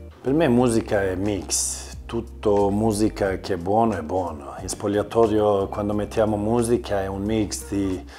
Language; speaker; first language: Italian; non-native, learner; Swedish